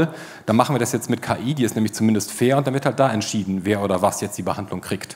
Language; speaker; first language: German; native; German